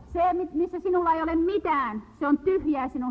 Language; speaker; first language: Finnish; native; Finnish